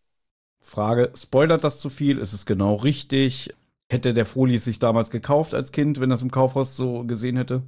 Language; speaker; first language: German; native; German